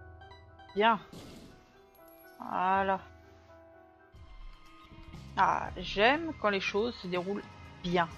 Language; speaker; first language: French; native; French